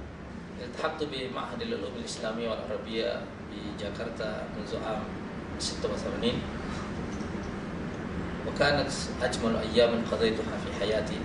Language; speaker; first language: Arabic; non-native, fluent; Indonesian